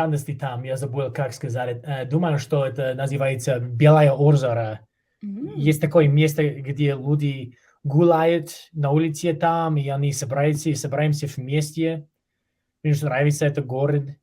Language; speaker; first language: Russian; non-native, learner; English